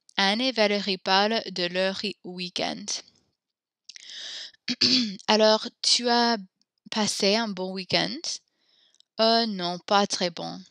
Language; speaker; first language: French; non-native, learner; English